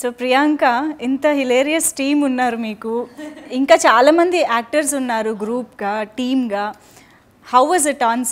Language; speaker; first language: Telugu; native; Telugu